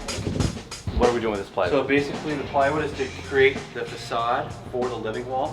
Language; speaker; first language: English; native; English